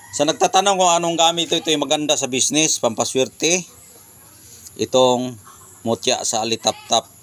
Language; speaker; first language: Filipino; non-native, local second language; Cebuano